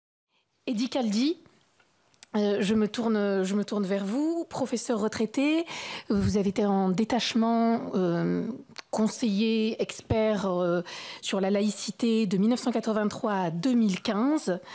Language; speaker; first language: French; native; French